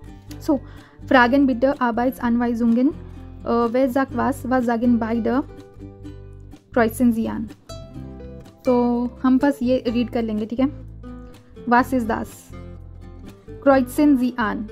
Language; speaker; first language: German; non-native, fluent; Hindi